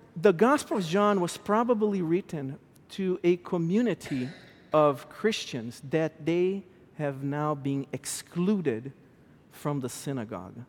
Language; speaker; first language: English; non-native, fluent; Portuguese